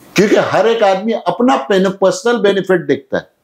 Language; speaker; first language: Hindi; non-native, local second language; Urdu